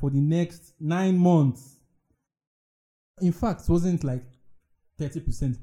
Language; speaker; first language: English; non-native, local second language; Yoruba